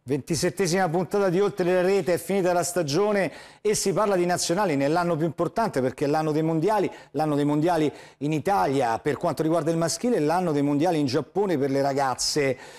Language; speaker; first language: Italian; native; Italian